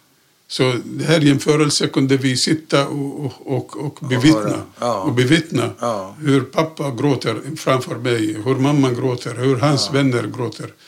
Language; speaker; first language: Swedish; non-native, fluent; Arabic